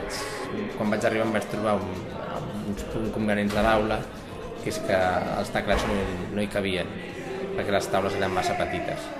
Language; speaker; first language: Catalan; native; Catalan